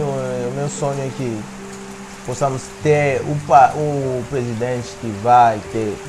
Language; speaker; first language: Portuguese; non-native, fluent; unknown